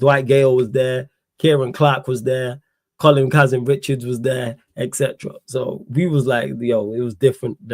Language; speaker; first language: English; native; English